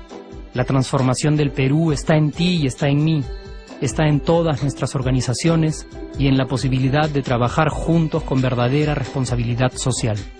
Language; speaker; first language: Spanish; native; Spanish